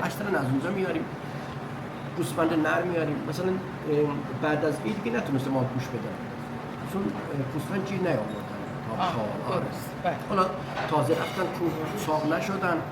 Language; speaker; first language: Persian; non-native, local second language; Azerbaijani